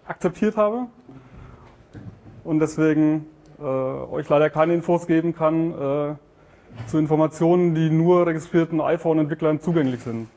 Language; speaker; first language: German; native; German